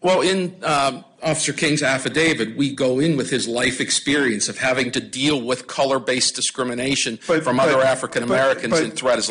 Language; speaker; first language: English; native; English